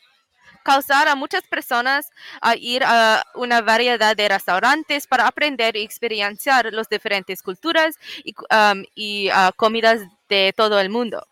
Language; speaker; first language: Spanish; non-native, learner; English